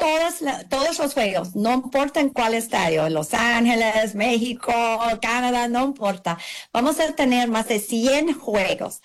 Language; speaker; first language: Spanish; early bilingual, heritage; English